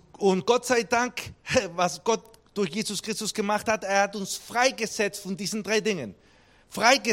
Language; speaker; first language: German; non-native, fluent; Spanish